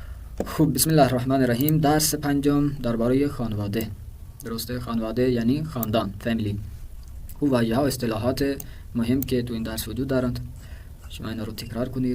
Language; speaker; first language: Persian; non-native, fluent; Urdu